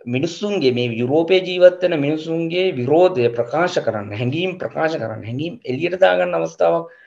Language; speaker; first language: Sinhala; native; Sinhala